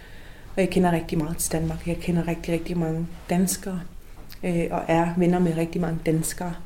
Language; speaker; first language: Danish; non-native, local second language; Kalaallisut